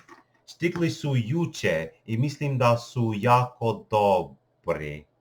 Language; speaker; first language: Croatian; non-native, learner; English